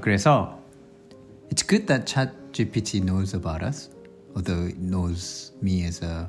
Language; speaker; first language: English; non-native, fluent; Korean